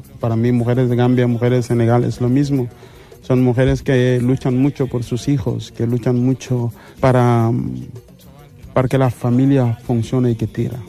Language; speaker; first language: Spanish; non-native, fluent; Mandingo